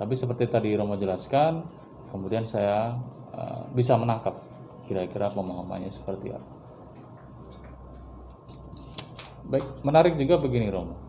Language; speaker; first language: Indonesian; native; Indonesian